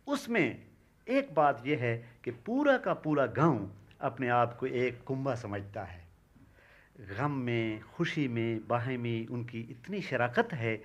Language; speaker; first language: Urdu; non-native, local second language; Saraiki